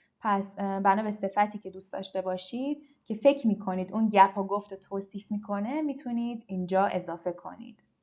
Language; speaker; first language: Persian; native; Persian